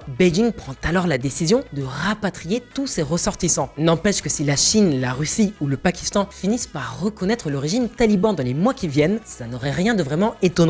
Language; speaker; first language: French; native; French